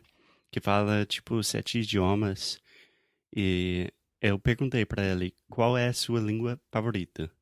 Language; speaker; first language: Portuguese; non-native, fluent; English